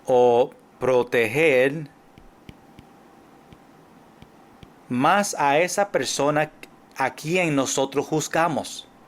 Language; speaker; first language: Spanish; non-native, fluent; English